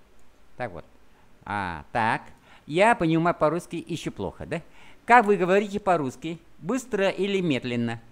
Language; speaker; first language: Russian; non-native, fluent; Vietnamese